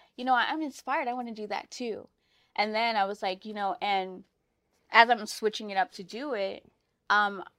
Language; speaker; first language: English; native; English